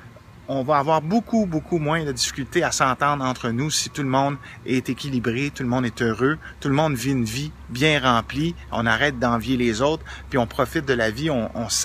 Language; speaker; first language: French; native; French